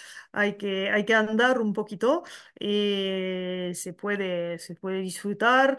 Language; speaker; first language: Spanish; non-native, learner; French